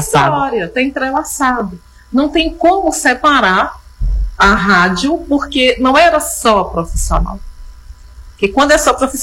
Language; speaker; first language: Portuguese; native; Portuguese